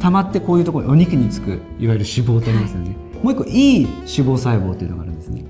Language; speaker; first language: Japanese; native; Japanese